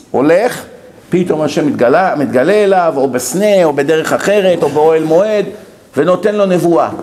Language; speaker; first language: Hebrew; native; Hebrew